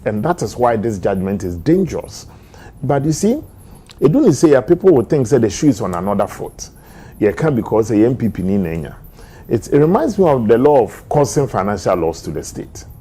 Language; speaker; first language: English; non-native, local second language; Akan